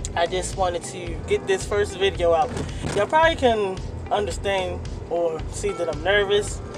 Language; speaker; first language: English; native; English